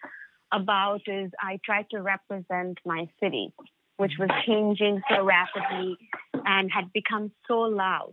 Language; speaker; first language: English; non-native, local second language; Bangla